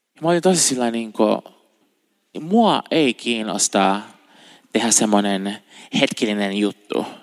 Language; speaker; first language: Finnish; non-native, fluent; Portuguese